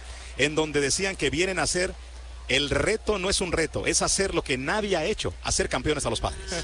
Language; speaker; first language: Spanish; native; Spanish